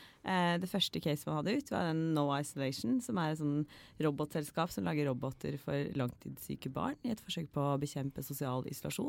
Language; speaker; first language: Norwegian; native; Norwegian